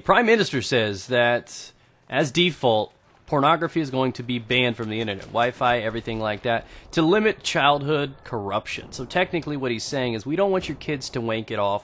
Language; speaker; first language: English; native; English